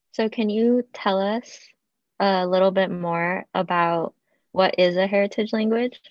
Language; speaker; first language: English; early bilingual, other home language; Spanish